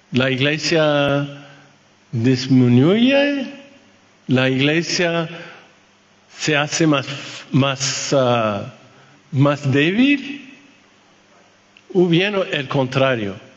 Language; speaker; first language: Spanish; non-native, fluent; French